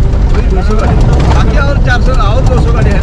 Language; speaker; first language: Hindi; non-native, local second language; Malayalam